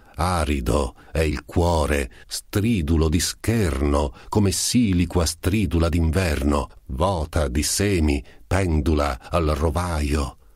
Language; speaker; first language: Italian; native; Italian